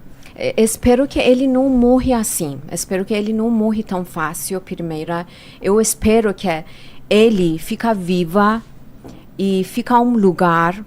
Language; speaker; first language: Portuguese; non-native, fluent; Persian